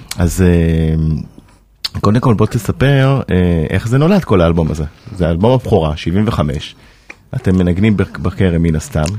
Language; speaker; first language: Hebrew; native; Hebrew